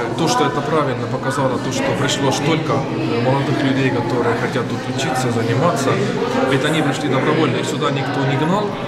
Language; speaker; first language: Russian; non-native, local second language; Estonian